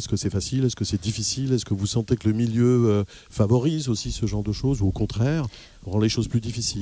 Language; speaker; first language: French; native; French